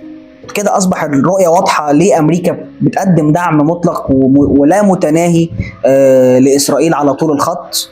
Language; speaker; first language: Arabic; native; Arabic